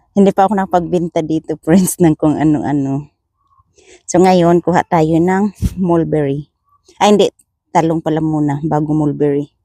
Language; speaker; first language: Filipino; non-native, local second language; Masbatenyo